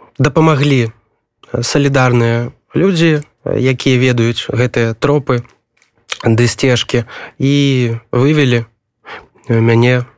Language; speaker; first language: Belarusian; non-native, local second language; Russian